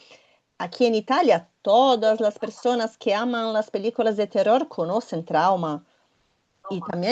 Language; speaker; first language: Spanish; non-native, fluent; Portuguese